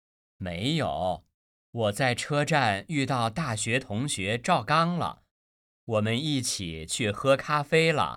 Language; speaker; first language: Chinese; native; Chinese